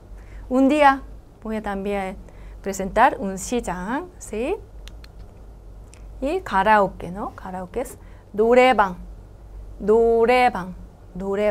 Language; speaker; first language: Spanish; non-native, learner; Korean